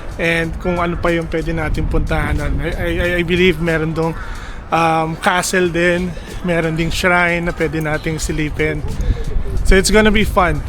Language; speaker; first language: Filipino; native; Filipino